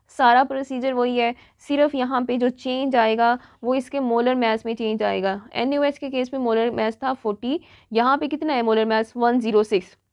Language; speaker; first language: Urdu; non-native, local second language; Punjabi